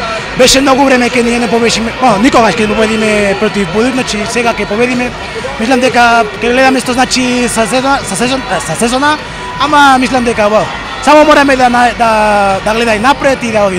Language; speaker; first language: Macedonian; non-native, learner; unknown